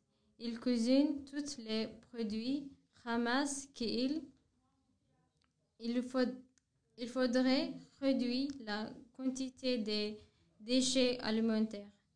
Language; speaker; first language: French; non-native, learner; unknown